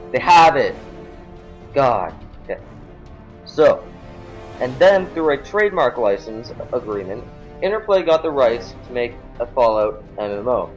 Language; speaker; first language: English; native; English